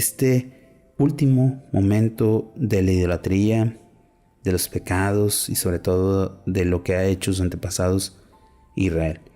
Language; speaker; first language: Spanish; native; Spanish